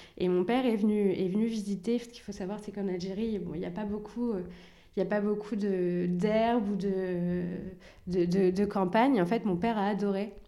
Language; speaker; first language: French; early bilingual, other home language; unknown